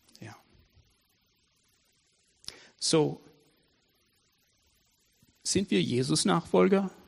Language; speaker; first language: German; non-native, fluent; English